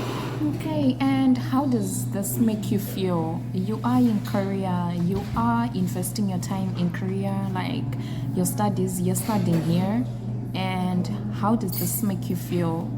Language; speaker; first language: English; non-native, learner; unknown